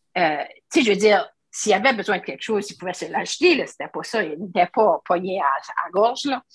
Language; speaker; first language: French; native; French